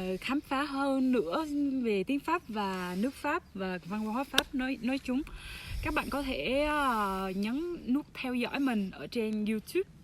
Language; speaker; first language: Vietnamese; non-native, fluent; French